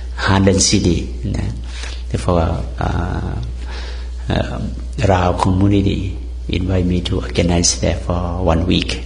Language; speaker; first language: English; non-native, learner; Thai